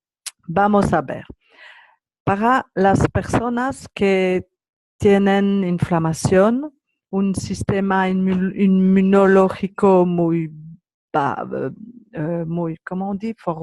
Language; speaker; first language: Spanish; non-native, learner; French